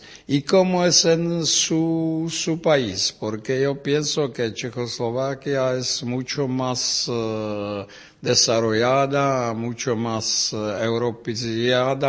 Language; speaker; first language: Spanish; non-native, learner; Czech